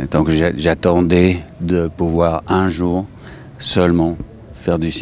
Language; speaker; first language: French; non-native, fluent; English